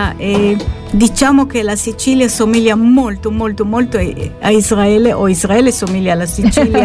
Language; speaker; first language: Italian; non-native, fluent; Hebrew